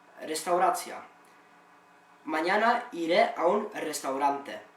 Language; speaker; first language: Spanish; non-native, learner; Polish